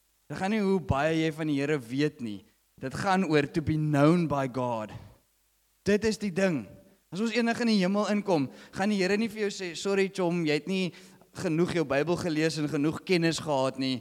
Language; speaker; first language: Afrikaans; native; Afrikaans